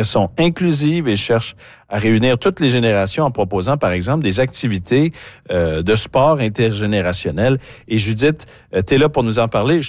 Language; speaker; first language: French; native; French